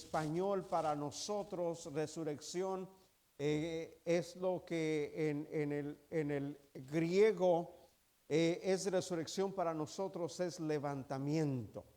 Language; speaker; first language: Spanish; native; Spanish